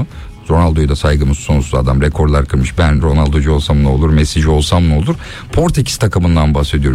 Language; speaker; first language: Turkish; native; Turkish